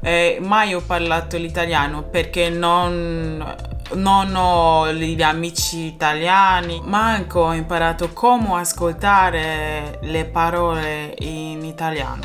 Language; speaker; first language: Italian; non-native, learner; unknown